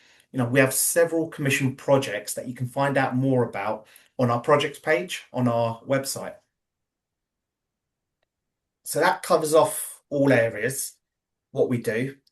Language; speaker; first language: English; native; English